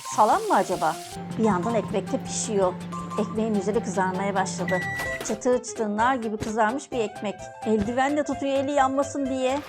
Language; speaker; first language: Turkish; native; Turkish